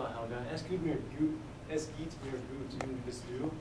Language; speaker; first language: German; non-native, learner; English